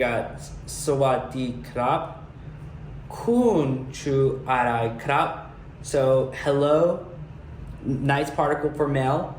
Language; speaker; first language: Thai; non-native, learner; English